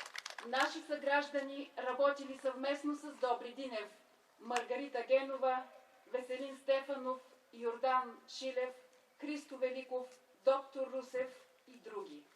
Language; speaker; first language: Bulgarian; native; Bulgarian